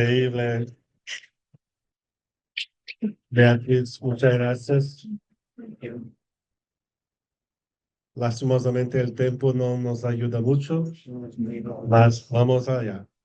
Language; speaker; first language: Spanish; non-native, fluent; Portuguese